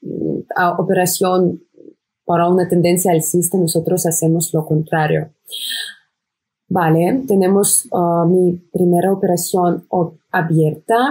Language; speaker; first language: Spanish; non-native, fluent; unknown